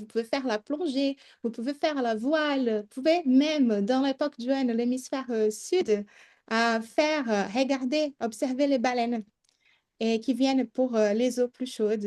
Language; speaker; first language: French; non-native, fluent; Portuguese